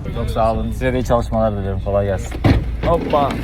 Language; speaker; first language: Turkish; native; Turkish